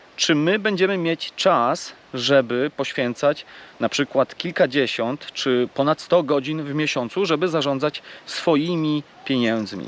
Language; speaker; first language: Polish; native; Polish